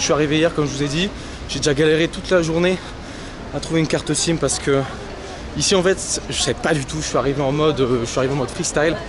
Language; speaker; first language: French; native; French